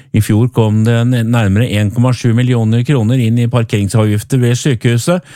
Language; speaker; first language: Norwegian; native; Norwegian